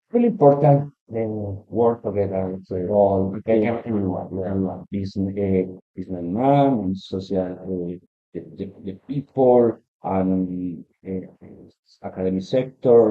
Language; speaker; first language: English; non-native, learner; Spanish